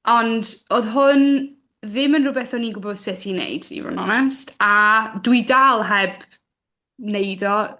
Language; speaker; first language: Welsh; native; Welsh